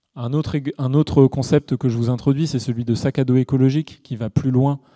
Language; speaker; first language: French; native; French